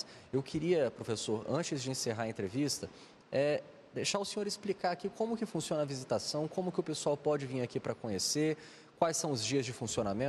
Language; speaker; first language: Portuguese; native; Portuguese